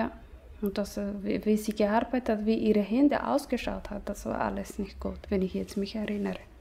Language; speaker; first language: German; non-native, learner; Somali